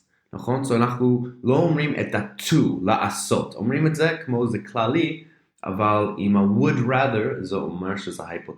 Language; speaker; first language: Hebrew; non-native, fluent; English